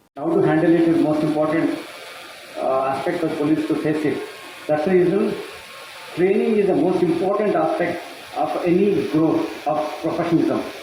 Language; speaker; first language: English; non-native, local second language; Telugu